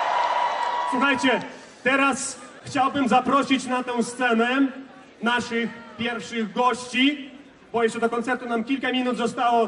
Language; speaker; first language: Polish; non-native, fluent; Belarusian